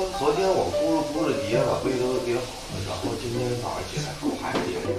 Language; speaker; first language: Chinese; native; Chinese